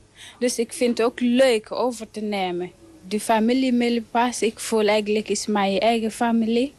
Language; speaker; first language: Dutch; non-native, learner; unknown